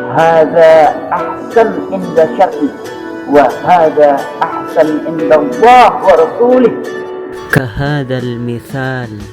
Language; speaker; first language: Arabic; non-native, learner; Indonesian